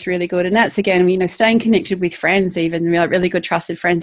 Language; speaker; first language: English; native; English